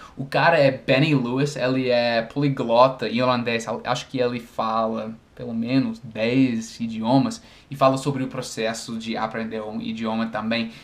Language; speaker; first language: Portuguese; non-native, fluent; English